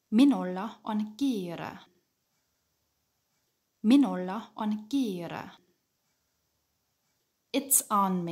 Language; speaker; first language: Finnish; non-native, fluent; German